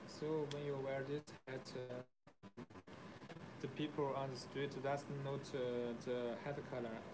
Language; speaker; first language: English; non-native, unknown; Chinese